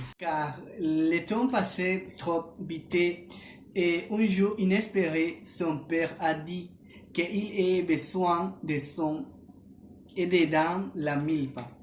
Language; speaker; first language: French; non-native, learner; Spanish